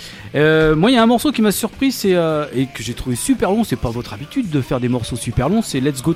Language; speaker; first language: French; native; French